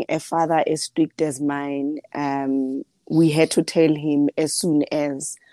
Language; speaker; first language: English; non-native, local second language; Southern Sotho